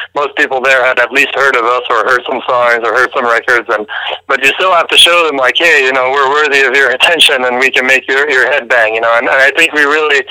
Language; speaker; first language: English; early bilingual, other home language; French